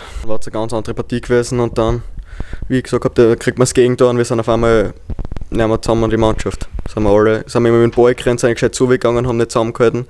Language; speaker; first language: German; native; German